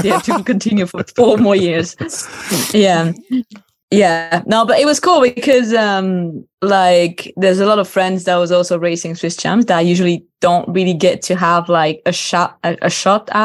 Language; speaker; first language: English; non-native, fluent; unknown